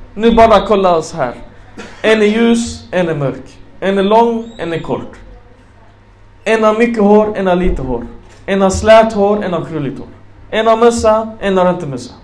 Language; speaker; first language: Swedish; non-native, fluent; Arabic